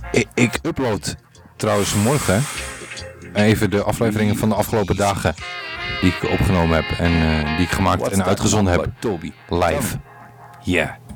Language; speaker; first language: Dutch; native; Dutch